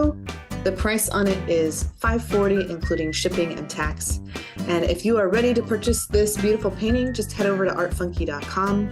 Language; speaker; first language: English; native; English